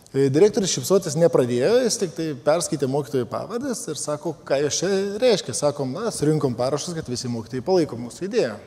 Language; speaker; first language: Lithuanian; native; Lithuanian